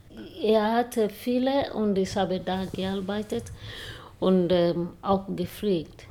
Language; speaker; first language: German; non-native, learner; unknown